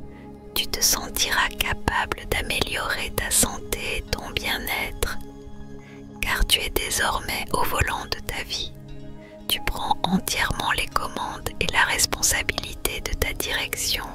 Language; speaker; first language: French; native; French